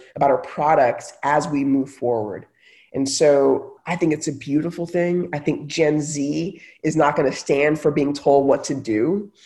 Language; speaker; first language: English; native; English